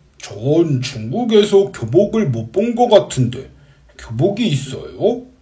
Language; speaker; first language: Korean; native; Korean